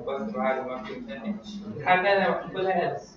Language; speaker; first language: Arabic; native; Arabic